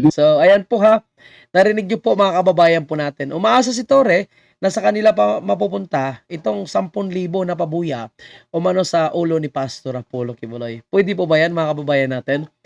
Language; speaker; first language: Filipino; native; Filipino